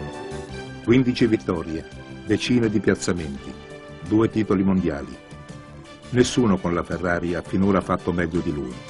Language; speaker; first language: Italian; native; Italian